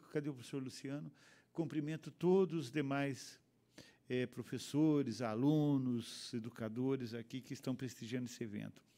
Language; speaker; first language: Portuguese; native; Portuguese